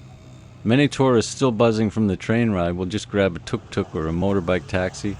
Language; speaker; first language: English; native; English